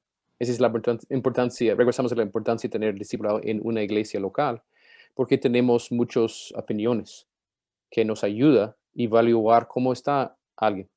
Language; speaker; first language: Spanish; non-native, fluent; English